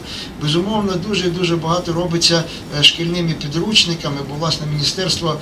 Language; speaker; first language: Ukrainian; native; Ukrainian